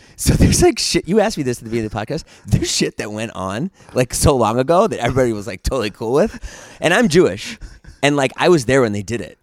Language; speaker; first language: English; native; English